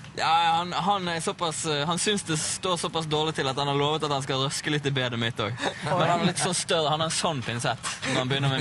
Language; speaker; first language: Norwegian; native; Norwegian